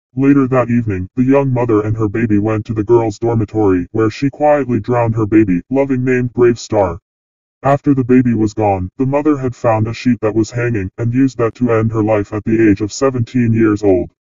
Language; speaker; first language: English; native; English